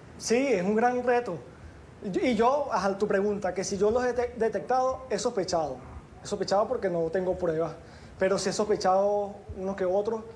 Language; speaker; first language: Spanish; native; Spanish